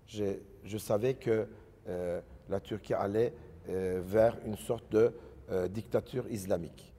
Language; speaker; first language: English; non-native, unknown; Turkish